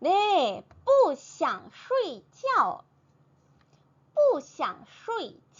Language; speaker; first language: Chinese; non-native, fluent; Korean